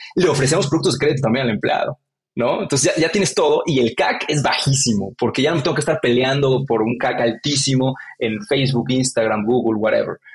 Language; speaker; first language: Spanish; native; Spanish